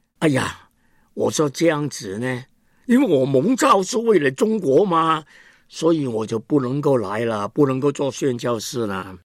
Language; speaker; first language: Chinese; non-native, local second language; Cantonese